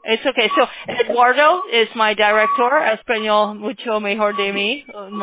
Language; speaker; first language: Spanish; non-native, learner; English